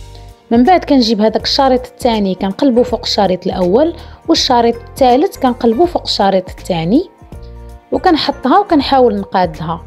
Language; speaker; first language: Arabic; native; Arabic